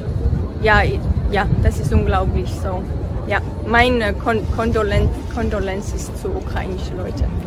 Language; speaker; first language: German; non-native, learner; Georgian